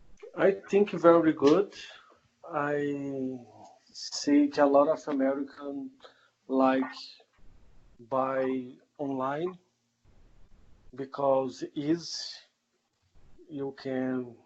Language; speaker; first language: English; non-native, learner; Portuguese